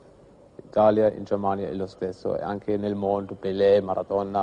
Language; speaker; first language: Italian; non-native, fluent; German